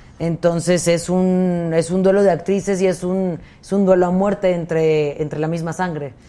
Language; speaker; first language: Spanish; native; Spanish